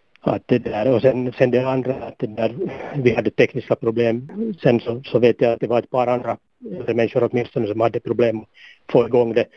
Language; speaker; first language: Swedish; native; Swedish